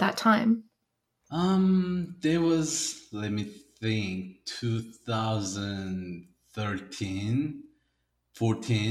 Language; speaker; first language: English; native; English